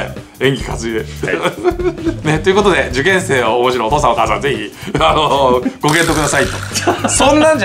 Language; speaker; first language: Japanese; native; Japanese